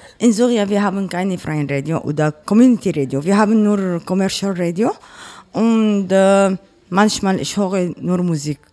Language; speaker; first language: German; non-native, learner; Arabic